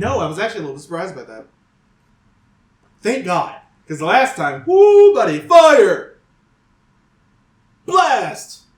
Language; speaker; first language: English; native; English